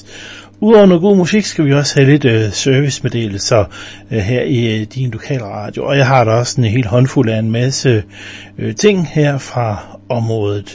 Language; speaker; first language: Danish; native; Danish